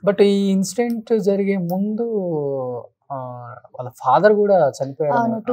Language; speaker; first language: Telugu; native; Telugu